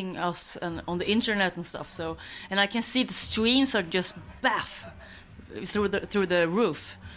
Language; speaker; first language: English; non-native, fluent; Swedish